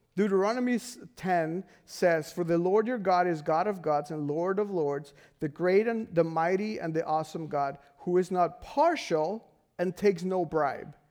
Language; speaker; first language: English; non-native, fluent; Spanish